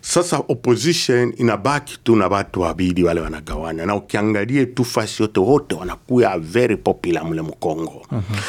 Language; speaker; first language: Swahili; native; Swahili